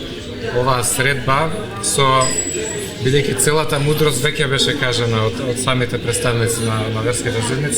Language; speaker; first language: Macedonian; native; Macedonian